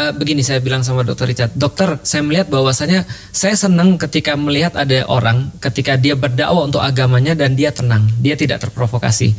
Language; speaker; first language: Indonesian; native; Indonesian